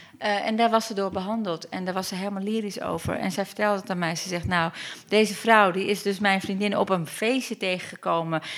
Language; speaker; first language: Dutch; early bilingual, other home language; Turkish